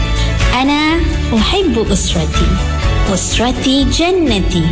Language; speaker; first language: Arabic; non-native, fluent; Malay